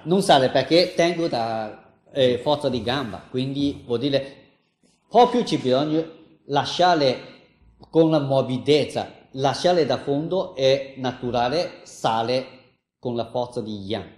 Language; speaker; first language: Italian; non-native, learner; Chinese